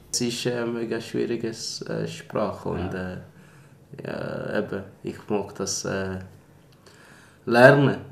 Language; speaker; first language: German; early bilingual, other home language; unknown